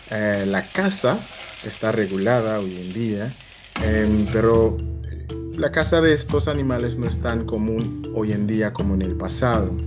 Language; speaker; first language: Spanish; non-native, fluent; English